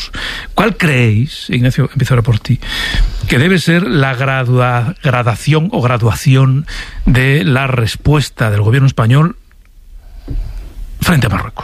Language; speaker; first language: Spanish; native; Spanish